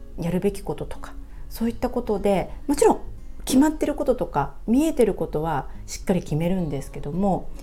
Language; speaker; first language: Japanese; native; Japanese